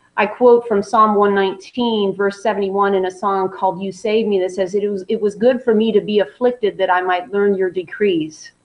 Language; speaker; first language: English; native; English